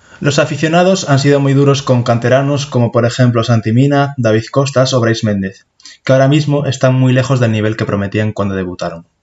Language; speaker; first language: Spanish; native; Spanish